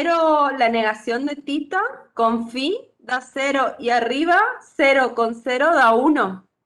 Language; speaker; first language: Spanish; native; Spanish